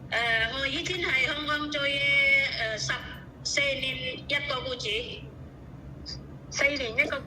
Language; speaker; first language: Cantonese; non-native, learner; Indonesian